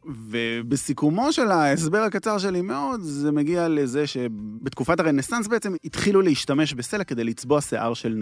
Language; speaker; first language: Hebrew; native; Hebrew